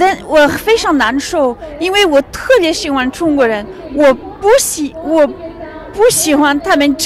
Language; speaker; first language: Chinese; non-native, fluent; French